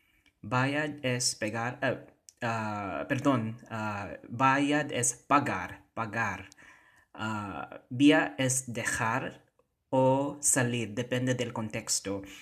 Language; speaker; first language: Spanish; non-native, fluent; Cebuano